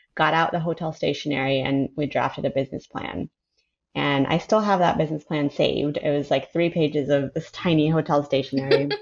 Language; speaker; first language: English; early bilingual, other home language; Spanish